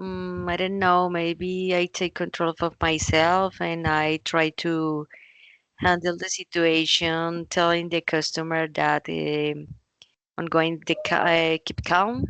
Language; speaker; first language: English; non-native, learner; Spanish